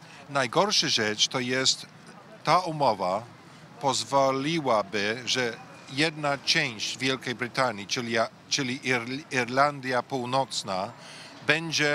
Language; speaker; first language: Polish; early bilingual, heritage; English